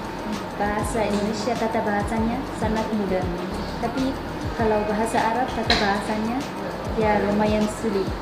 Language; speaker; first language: Indonesian; non-native, learner; Arabic